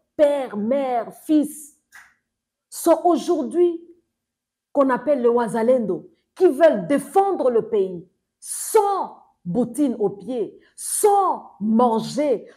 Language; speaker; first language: French; non-native, local second language; Swahili